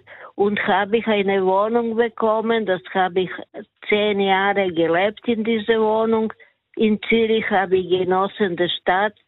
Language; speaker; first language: German; non-native, learner; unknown